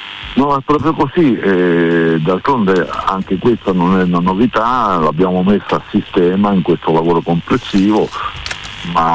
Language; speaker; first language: Italian; native; Italian